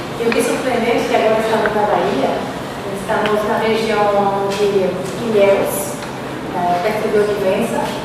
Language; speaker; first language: Portuguese; non-native, fluent; Spanish